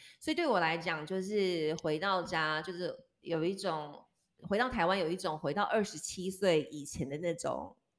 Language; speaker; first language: Chinese; native; Chinese